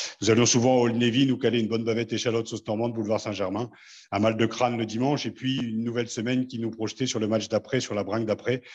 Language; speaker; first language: French; native; French